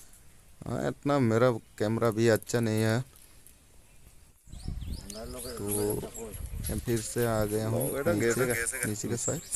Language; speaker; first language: Hindi; non-native, local second language; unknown